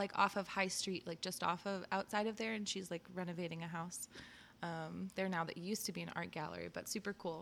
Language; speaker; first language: English; native; English